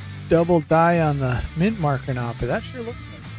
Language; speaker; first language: English; native; English